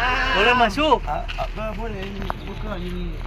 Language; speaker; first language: Indonesian; native; Indonesian